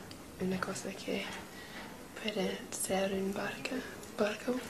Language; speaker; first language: Spanish; non-native, learner; English